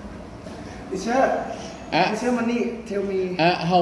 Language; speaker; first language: English; non-native, learner; Thai